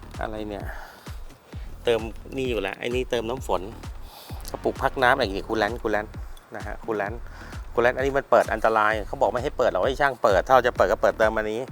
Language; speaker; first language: Thai; native; Thai